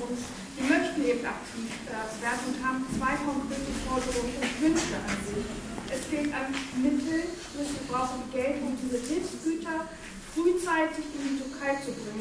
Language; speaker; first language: German; early bilingual, other home language; Turkish